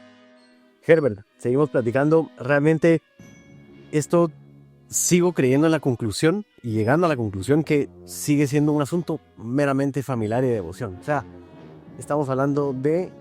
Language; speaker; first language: Spanish; native; Spanish